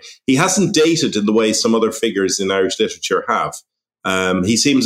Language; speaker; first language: English; native; English